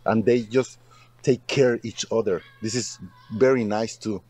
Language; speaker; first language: English; non-native, learner; Spanish